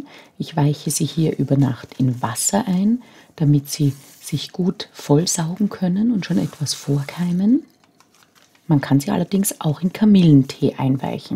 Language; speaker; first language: German; native; German